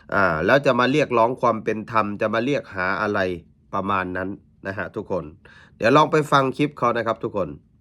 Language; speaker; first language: Thai; native; Thai